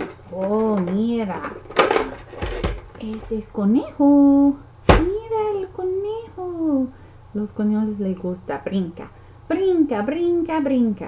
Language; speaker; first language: Spanish; non-native, learner; English